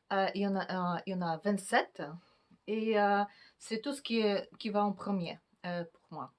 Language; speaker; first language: French; non-native, fluent; Polish